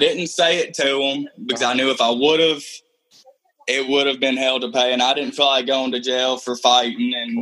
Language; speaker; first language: English; native; English